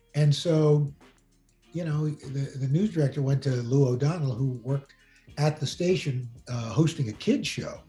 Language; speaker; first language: English; native; English